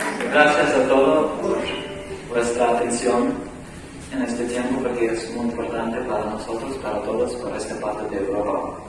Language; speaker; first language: Spanish; non-native, learner; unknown